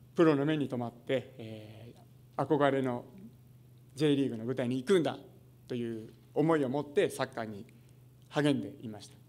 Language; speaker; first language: Japanese; native; Japanese